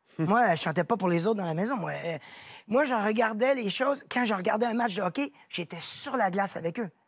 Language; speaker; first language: French; native; French